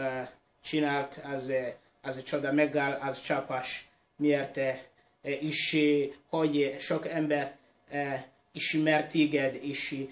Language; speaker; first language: Hungarian; non-native, learner; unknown